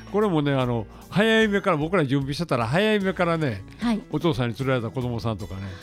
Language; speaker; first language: Japanese; native; Japanese